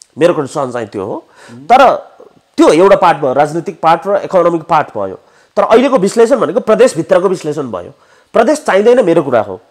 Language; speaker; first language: Nepali; native; Nepali